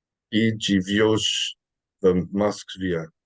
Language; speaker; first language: Russian; non-native, learner; English